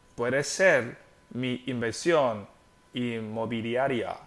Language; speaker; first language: Spanish; non-native, fluent; Chinese